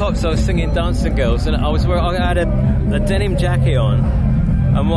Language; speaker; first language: English; native; English